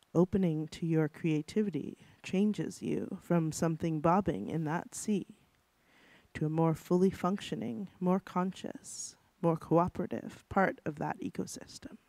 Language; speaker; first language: English; native; English